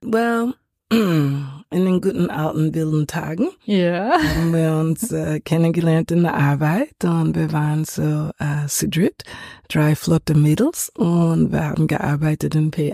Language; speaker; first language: German; non-native, fluent; English